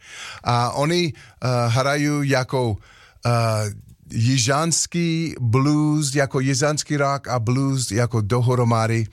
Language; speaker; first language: Slovak; non-native, learner; English